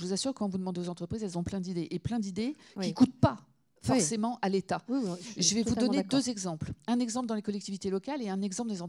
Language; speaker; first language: French; native; French